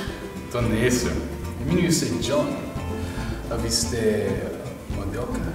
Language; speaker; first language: Czech; non-native, learner; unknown